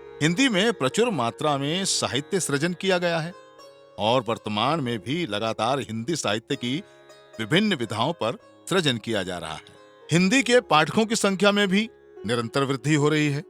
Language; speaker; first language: Hindi; native; Hindi